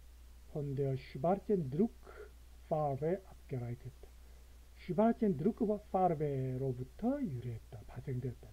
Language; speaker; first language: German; non-native, learner; Korean